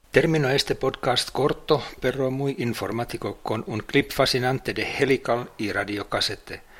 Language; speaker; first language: Spanish; non-native, fluent; English